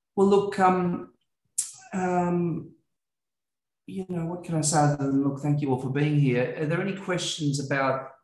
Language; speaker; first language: English; native; English